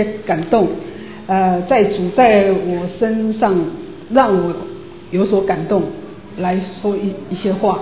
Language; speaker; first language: Chinese; native; Chinese